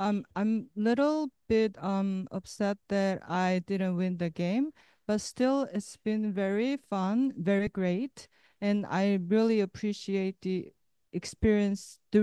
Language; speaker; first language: English; non-native, fluent; Korean